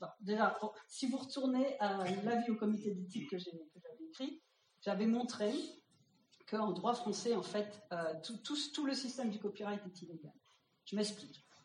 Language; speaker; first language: French; native; French